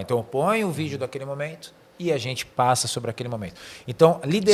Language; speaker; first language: Portuguese; native; Portuguese